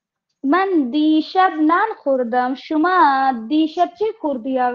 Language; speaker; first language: Persian; non-native, learner; Urdu